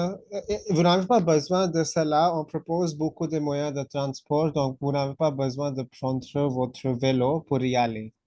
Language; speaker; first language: French; non-native, fluent; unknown